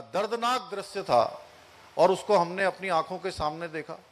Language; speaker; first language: Hindi; native; Hindi